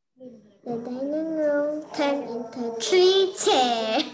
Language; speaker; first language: English; non-native, learner; Indonesian